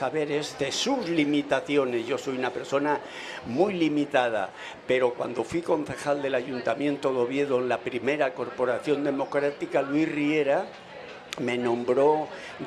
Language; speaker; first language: Spanish; native; Spanish